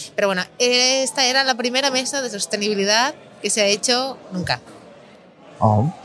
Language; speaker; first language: Spanish; native; Spanish